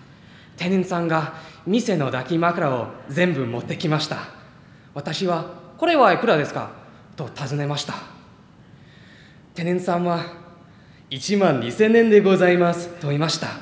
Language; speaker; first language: Japanese; non-native, learner; English